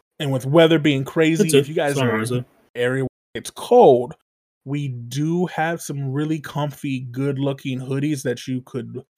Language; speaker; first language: English; native; English